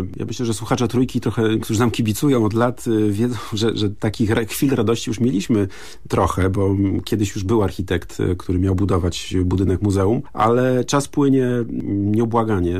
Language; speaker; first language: Polish; native; Polish